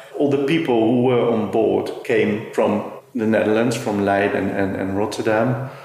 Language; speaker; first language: English; non-native, fluent; Dutch